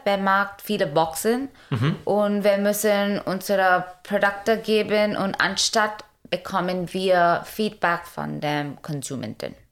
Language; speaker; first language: German; non-native, learner; Hindi